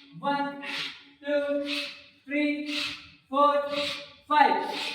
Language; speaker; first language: English; non-native, local second language; Kannada